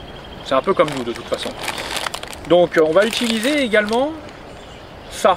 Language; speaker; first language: French; native; French